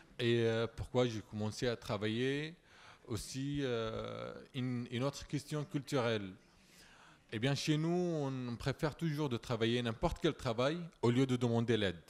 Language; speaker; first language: French; non-native, fluent; Arabic